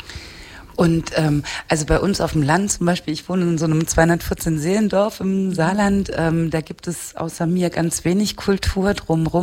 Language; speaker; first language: German; native; German